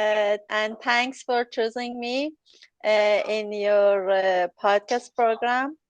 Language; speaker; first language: English; non-native, learner; Persian